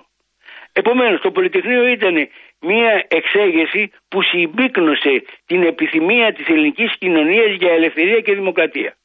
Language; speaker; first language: Greek; native; Greek